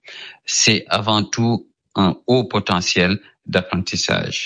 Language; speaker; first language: French; non-native, local second language; Wolof